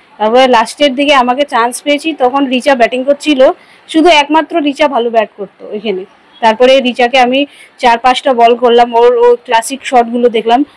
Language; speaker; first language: Bangla; non-native, local second language; Hindi